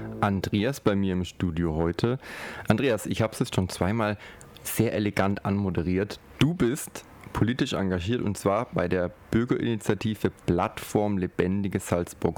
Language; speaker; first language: German; native; German